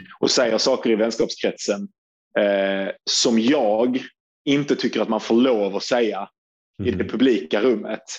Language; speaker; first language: Swedish; early bilingual, other home language; Turkish